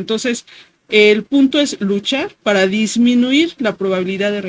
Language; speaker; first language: Spanish; native; Spanish